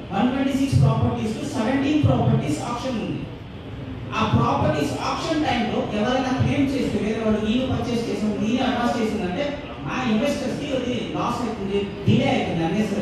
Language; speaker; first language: Telugu; non-native, local second language; Urdu